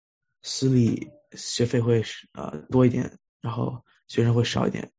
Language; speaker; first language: Chinese; early bilingual, heritage; Chinese